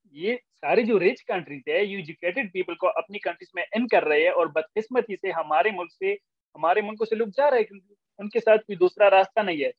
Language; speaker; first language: Urdu; non-native, local second language; Pashto